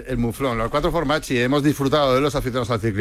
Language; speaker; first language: Spanish; native; Spanish